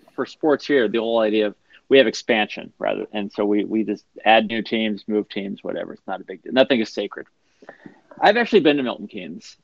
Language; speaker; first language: English; native; English